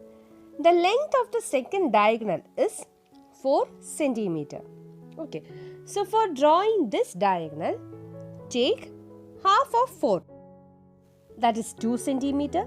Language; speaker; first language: English; non-native, local second language; Malayalam